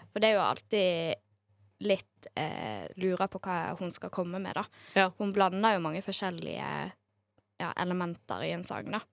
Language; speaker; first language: Norwegian; native; Norwegian